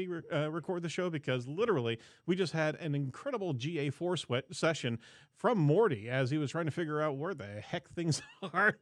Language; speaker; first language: English; native; English